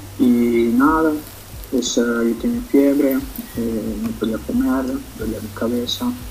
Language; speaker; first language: Spanish; native; Spanish